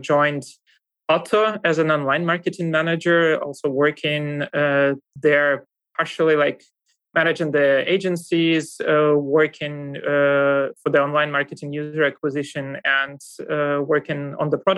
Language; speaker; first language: English; non-native, fluent; Russian